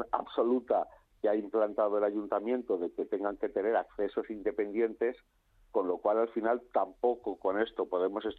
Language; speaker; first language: Spanish; native; Spanish